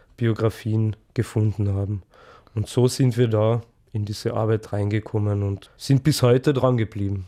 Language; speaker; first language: German; native; German